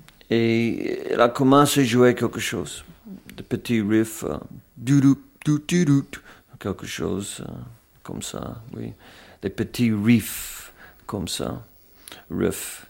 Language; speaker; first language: French; non-native, fluent; English